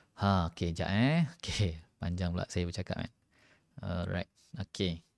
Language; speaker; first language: Malay; native; Malay